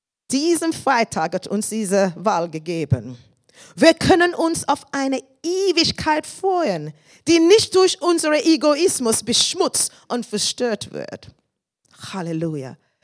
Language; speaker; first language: German; non-native, fluent; English